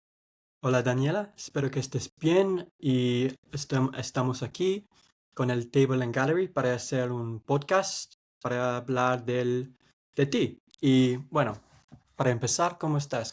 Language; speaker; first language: Spanish; non-native, fluent; English